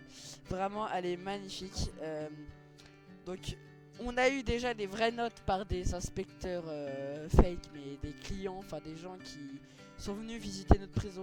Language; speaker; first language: French; native; French